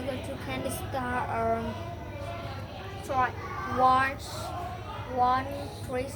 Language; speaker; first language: English; non-native, learner; Vietnamese